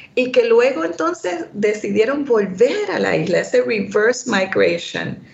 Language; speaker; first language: Spanish; early bilingual, heritage; Spanish